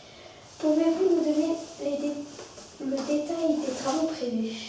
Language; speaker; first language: French; native; French